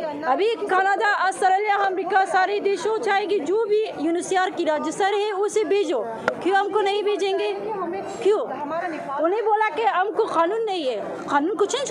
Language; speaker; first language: Hindi; non-native, fluent; Persian